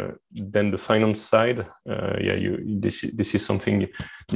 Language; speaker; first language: English; non-native, fluent; French